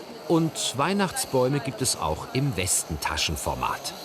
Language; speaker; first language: German; native; German